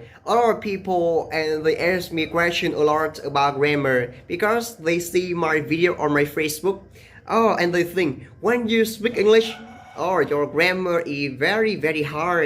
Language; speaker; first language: English; non-native, learner; Vietnamese